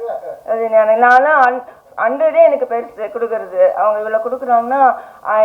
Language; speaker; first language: Tamil; non-native, learner; English